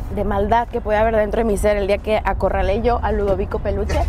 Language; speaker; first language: Spanish; native; Spanish